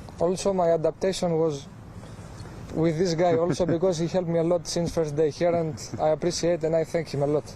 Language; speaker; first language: English; non-native, fluent; Greek